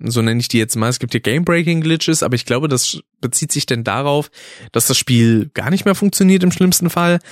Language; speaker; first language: German; native; German